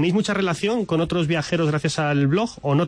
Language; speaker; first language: Spanish; native; Spanish